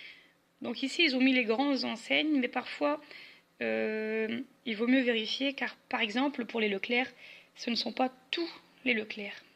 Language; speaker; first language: French; native; French